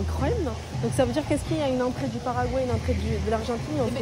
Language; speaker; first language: French; native; French